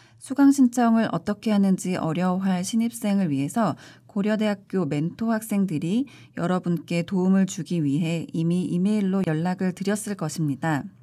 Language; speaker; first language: Korean; native; Korean